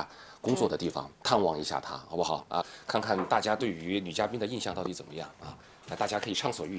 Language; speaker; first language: Chinese; native; Chinese